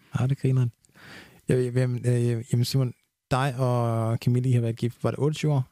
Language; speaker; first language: Danish; early bilingual, other home language; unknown